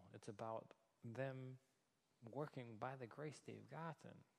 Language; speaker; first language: English; non-native, fluent; Danish